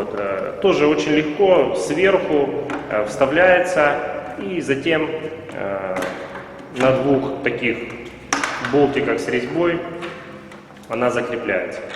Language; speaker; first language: Russian; native; Russian